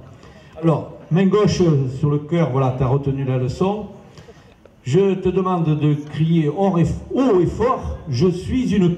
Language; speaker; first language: French; native; French